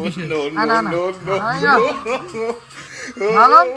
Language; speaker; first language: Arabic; non-native, learner; Bangla